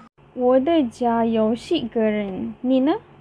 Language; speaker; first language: Chinese; non-native, learner; Malay